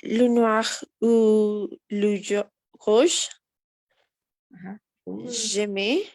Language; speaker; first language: French; non-native, learner; Spanish